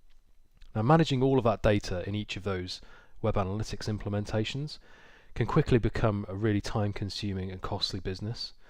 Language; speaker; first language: English; native; English